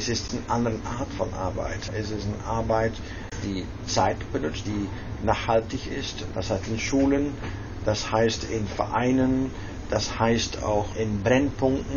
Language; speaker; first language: German; non-native, fluent; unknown